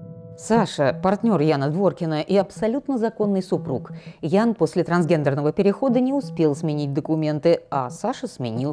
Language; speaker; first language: Russian; native; Russian